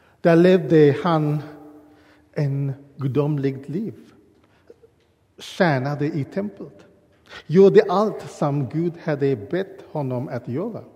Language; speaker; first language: Swedish; non-native, learner; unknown